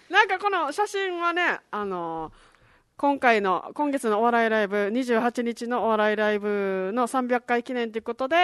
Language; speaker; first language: Japanese; native; Japanese